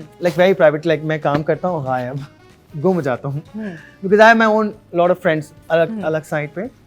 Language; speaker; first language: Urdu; native; Urdu